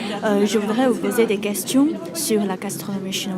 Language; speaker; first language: French; non-native, fluent; Chinese